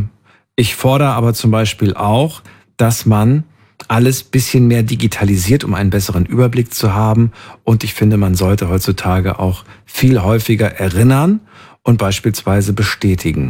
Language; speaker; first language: German; native; German